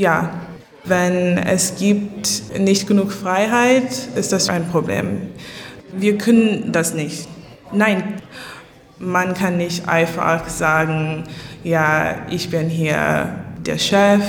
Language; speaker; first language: German; non-native, learner; English